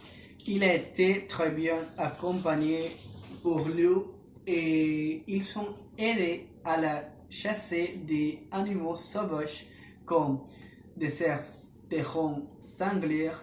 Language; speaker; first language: French; non-native, learner; Spanish